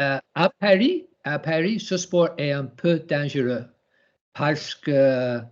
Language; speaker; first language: French; non-native, learner; English